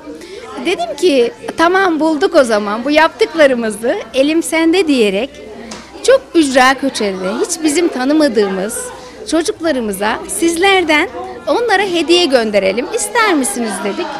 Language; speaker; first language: Turkish; native; Turkish